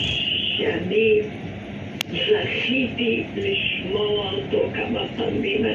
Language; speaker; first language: Hebrew; non-native, fluent; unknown